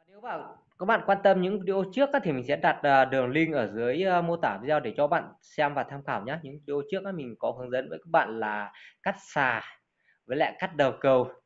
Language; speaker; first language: Vietnamese; native; Vietnamese